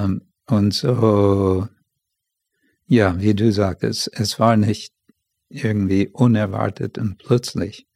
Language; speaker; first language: German; non-native, fluent; English